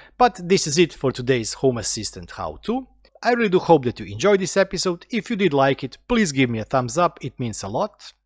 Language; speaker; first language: English; non-native, fluent; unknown